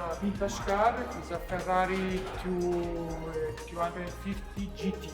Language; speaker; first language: English; non-native, learner; Italian